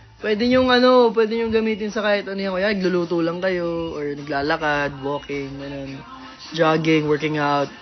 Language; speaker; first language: Filipino; native; Filipino